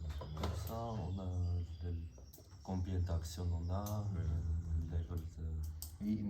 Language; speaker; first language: French; non-native, learner; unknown